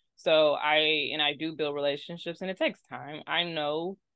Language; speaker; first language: English; native; English